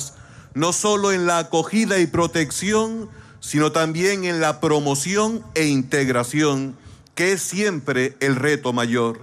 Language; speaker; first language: Spanish; native; Spanish